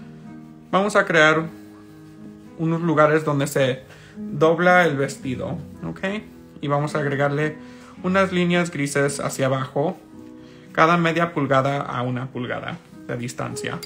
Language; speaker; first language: Spanish; early bilingual, heritage; Spanish